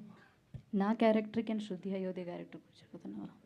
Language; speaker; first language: Telugu; non-native, learner; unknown